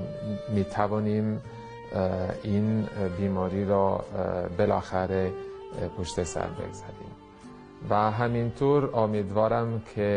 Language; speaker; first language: Persian; non-native, fluent; Italian